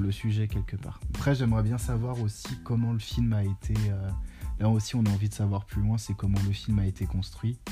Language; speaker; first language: French; native; French